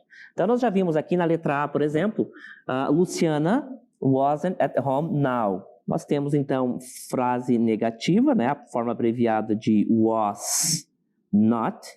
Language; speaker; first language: Portuguese; native; Portuguese